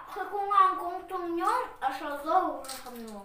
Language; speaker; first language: Vietnamese; early bilingual, heritage; Russian